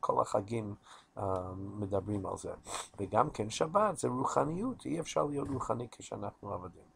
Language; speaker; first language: Hebrew; non-native, fluent; English